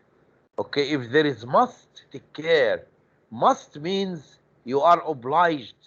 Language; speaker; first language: English; non-native, fluent; Arabic